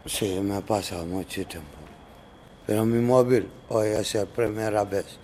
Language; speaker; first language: Spanish; non-native, learner; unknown